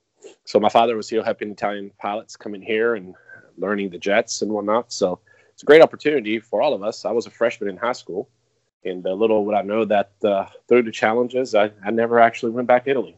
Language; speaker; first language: English; non-native, fluent; Italian